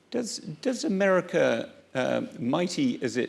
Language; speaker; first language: English; native; English